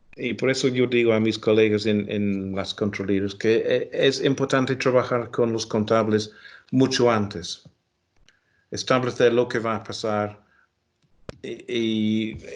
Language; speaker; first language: Spanish; non-native, fluent; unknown